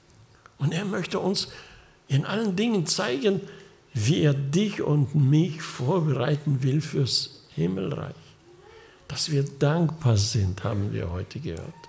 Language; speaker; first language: German; early bilingual, heritage; German